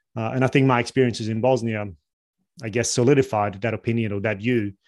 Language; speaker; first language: English; early bilingual, other home language; Bosnian